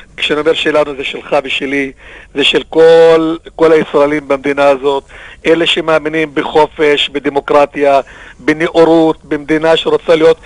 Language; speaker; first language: Hebrew; non-native, local second language; Arabic